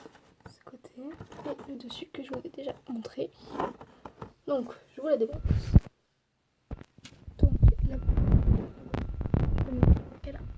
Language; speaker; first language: French; native; French